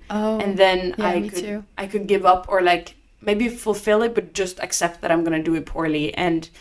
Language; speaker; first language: English; non-native, fluent; Norwegian